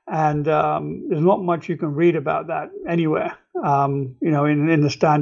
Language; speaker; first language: English; native; English